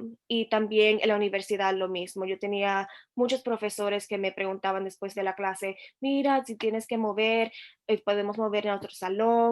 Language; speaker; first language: Spanish; early bilingual, heritage; Spanish